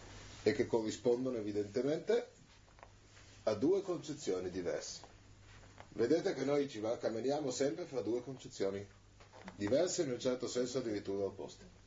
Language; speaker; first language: Italian; native; Italian